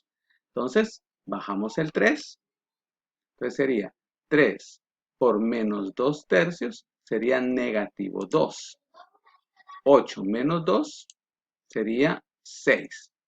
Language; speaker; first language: Spanish; native; Spanish